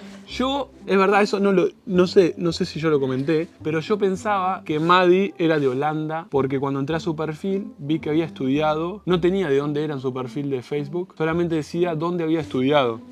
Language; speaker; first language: Spanish; native; Spanish